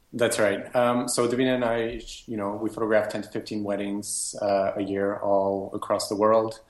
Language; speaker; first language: English; native; English